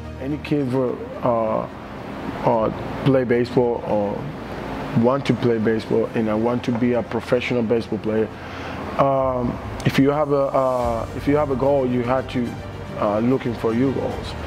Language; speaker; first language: English; non-native, learner; Spanish